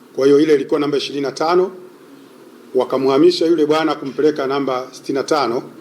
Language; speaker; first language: Swahili; native; Swahili